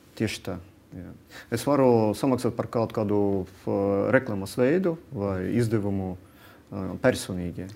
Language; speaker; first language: Latvian; non-native, local second language; Russian